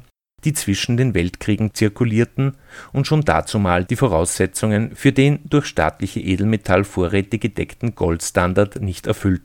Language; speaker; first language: German; native; German